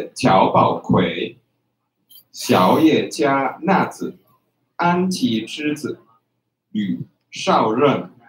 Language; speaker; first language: Chinese; non-native, fluent; Spanish